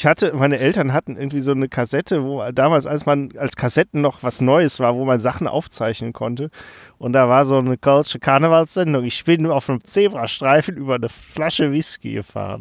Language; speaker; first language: German; native; German